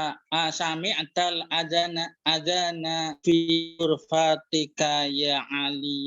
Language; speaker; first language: Arabic; non-native, learner; Indonesian